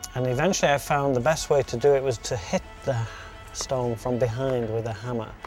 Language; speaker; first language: English; native; English